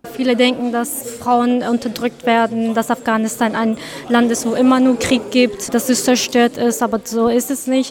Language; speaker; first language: German; early bilingual, other home language; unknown